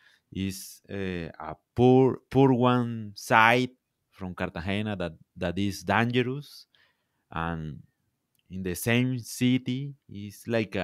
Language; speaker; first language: English; non-native, learner; Spanish